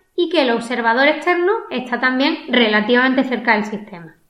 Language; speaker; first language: Spanish; native; Spanish